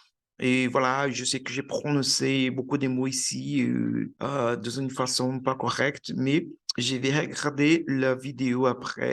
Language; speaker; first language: French; non-native, learner; Portuguese